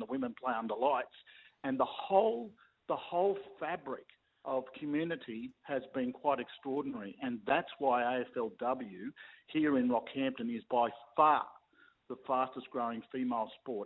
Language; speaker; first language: English; native; English